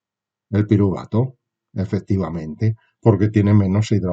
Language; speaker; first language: Spanish; native; Spanish